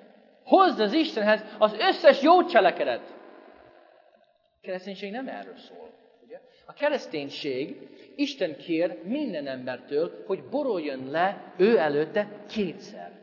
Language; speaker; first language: Hungarian; non-native, fluent; English